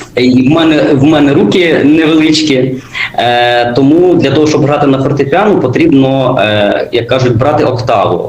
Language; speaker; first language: Ukrainian; native; Ukrainian